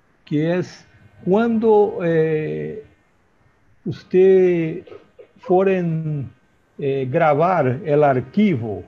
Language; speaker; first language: Spanish; non-native, learner; Portuguese